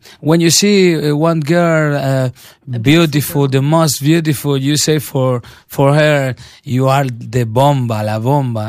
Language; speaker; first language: English; non-native, learner; Spanish